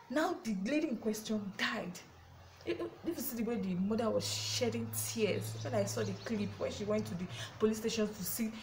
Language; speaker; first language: English; non-native, local second language; Yoruba